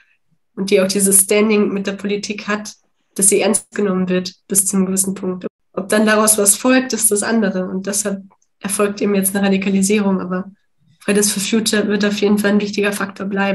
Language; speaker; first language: German; native; German